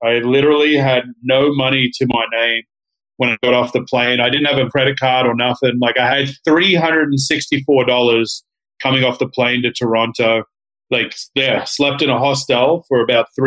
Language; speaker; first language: English; native; English